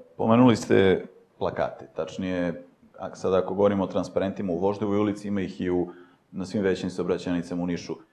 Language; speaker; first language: Serbian; native; Serbian